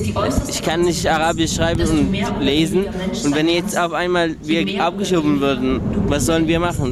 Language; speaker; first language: German; early bilingual, other home language; Arabic